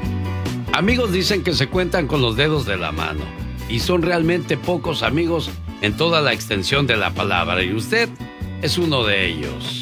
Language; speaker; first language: Spanish; native; Spanish